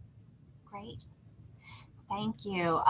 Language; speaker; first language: English; native; English